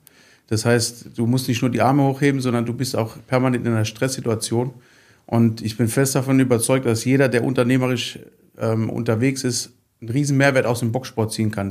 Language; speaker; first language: German; native; German